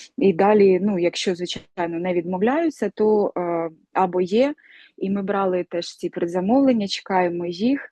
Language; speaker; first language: Ukrainian; non-native, local second language; Russian